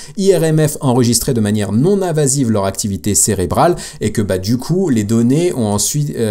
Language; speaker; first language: French; native; French